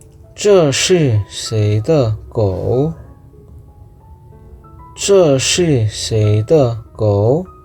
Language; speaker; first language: Chinese; non-native, fluent; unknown